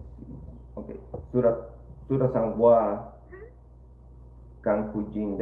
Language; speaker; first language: Japanese; non-native, learner; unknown